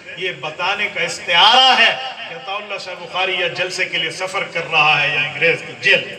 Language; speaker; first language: Urdu; non-native, local second language; Punjabi